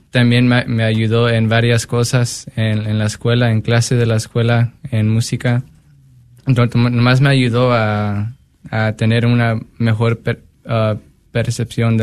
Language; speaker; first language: Spanish; early bilingual, heritage; Spanish